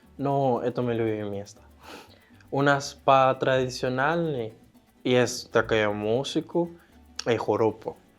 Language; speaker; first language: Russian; non-native, learner; Spanish